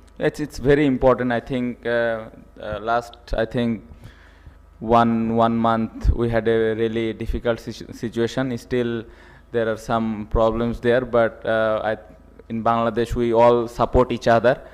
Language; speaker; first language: English; non-native, local second language; Bangla